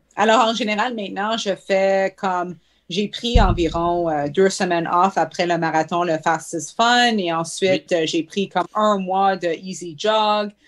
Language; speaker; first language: French; native; French